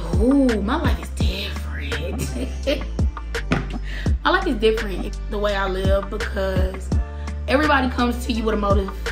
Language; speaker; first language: English; native; English